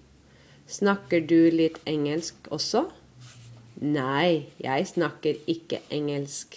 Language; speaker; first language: Norwegian; non-native, learner; English